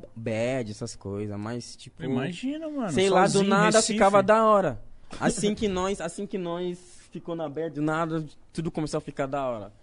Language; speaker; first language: Portuguese; non-native, fluent; Akan